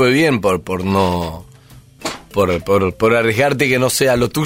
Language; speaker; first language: Spanish; native; Spanish